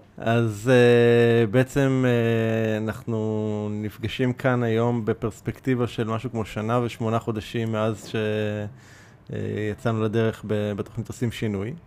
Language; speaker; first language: Hebrew; native; Hebrew